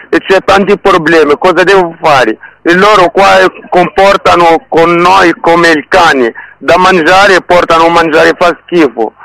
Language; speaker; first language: Italian; non-native, learner; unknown